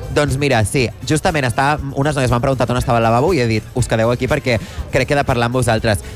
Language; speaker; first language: Catalan; native; Catalan